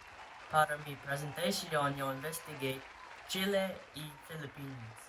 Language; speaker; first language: Spanish; non-native, learner; English